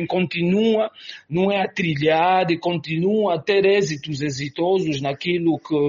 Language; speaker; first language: Portuguese; native; Portuguese